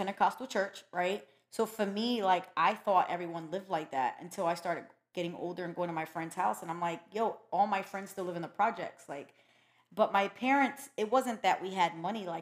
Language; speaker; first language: English; early bilingual, other home language; Spanish